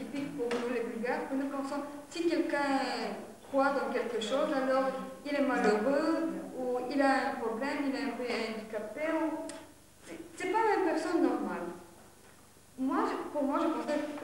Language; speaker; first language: French; non-native, fluent; Bulgarian